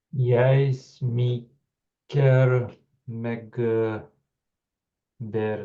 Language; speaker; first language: Norwegian; non-native, learner; Lithuanian